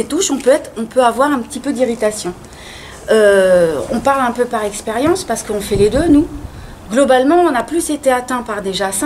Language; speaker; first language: French; native; French